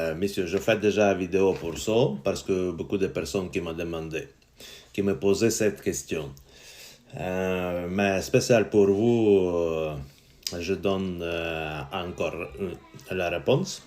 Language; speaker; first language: French; non-native, learner; Ukrainian